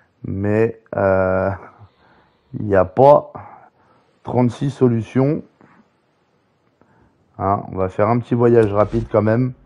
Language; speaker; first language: French; native; French